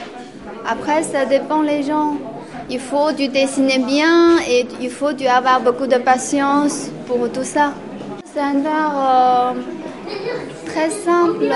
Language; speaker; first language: French; non-native, fluent; Chinese